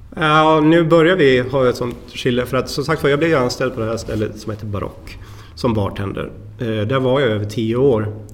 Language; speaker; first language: Swedish; native; Swedish